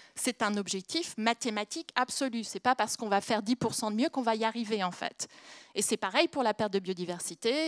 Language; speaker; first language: French; native; French